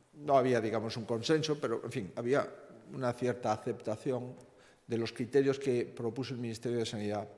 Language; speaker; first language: Spanish; non-native, local second language; Galician